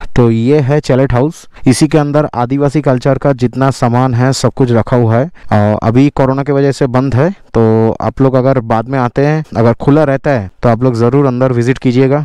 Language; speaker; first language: Hindi; non-native, local second language; Bangla